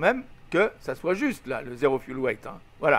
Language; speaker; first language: French; native; French